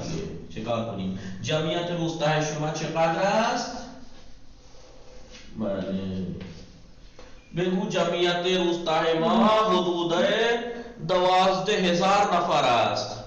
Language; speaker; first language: Persian; non-native, fluent; Urdu